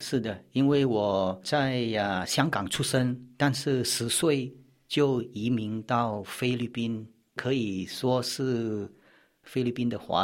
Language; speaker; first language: Chinese; early bilingual, heritage; Chinese